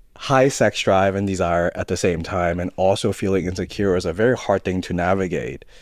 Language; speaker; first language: English; early bilingual, other home language; Cantonese